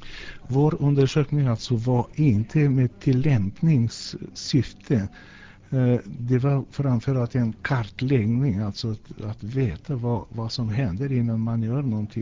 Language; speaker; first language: Swedish; non-native, fluent; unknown